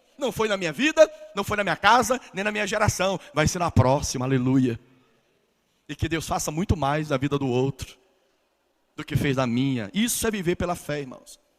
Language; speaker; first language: Portuguese; native; Portuguese